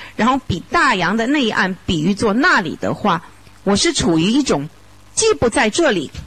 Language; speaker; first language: Chinese; native; Chinese